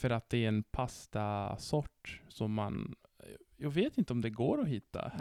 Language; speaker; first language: Swedish; non-native, fluent; Italian